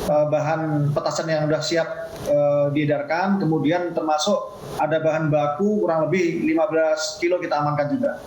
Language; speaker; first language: Indonesian; native; Indonesian